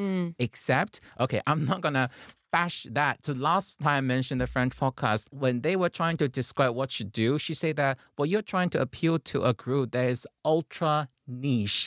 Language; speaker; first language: English; non-native, fluent; Chinese